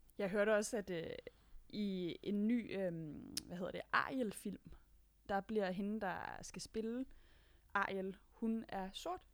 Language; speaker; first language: Danish; native; Danish